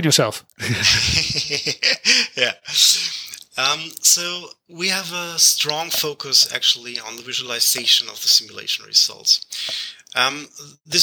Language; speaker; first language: English; non-native, fluent; German